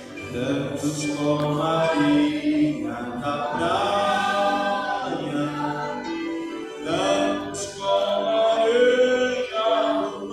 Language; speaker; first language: Portuguese; native; Portuguese